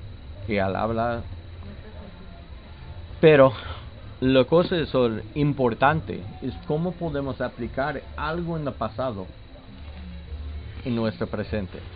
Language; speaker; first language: Spanish; non-native, learner; English